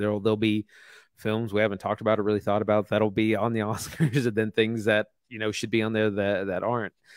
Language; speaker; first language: English; native; English